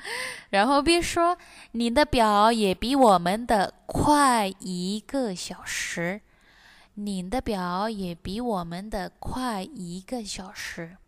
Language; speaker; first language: Chinese; non-native, fluent; Indonesian